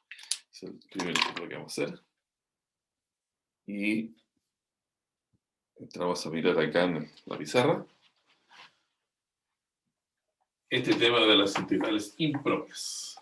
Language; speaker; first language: Spanish; native; Spanish